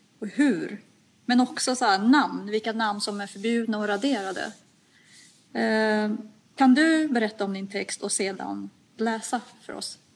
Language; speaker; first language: Swedish; early bilingual, other home language; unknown